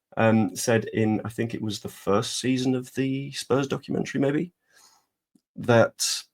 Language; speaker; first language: English; native; English